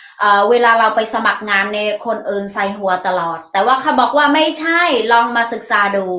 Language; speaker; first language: Thai; non-native, learner; Mon